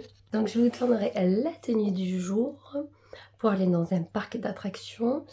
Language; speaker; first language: French; native; French